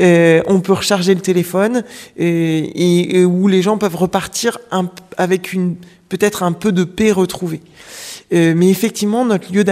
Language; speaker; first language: French; native; French